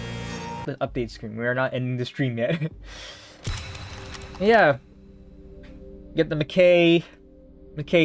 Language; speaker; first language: English; native; English